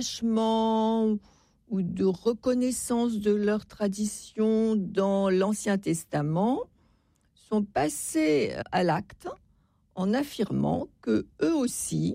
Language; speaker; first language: French; native; French